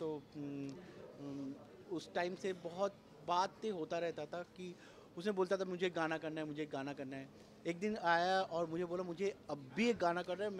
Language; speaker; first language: Hindi; non-native, local second language; Bangla